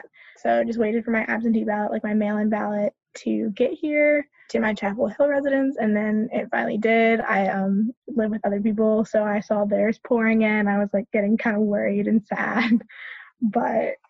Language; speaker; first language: English; native; English